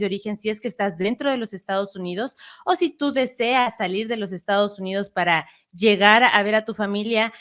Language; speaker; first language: Spanish; native; Spanish